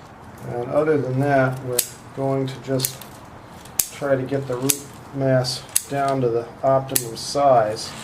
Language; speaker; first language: English; native; English